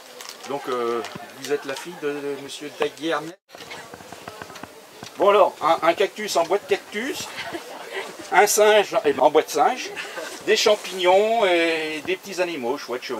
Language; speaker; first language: French; native; French